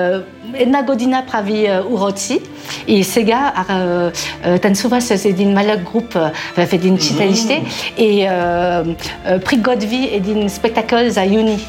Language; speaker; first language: Bulgarian; non-native, learner; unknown